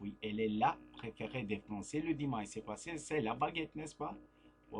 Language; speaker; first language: French; non-native, fluent; Turkish